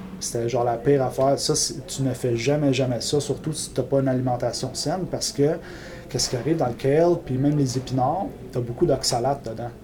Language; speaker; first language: French; non-native, local second language; English